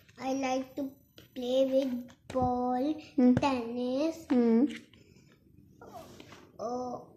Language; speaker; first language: English; non-native, learner; Hindi